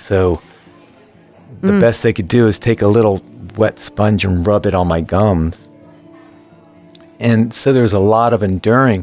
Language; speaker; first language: English; native; English